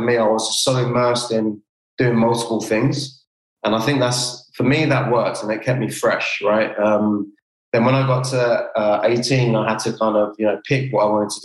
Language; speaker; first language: English; native; English